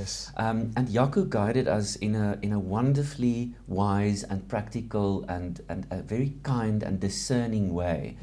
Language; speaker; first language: English; non-native, local second language; Afrikaans